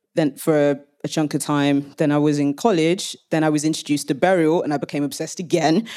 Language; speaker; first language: English; native; English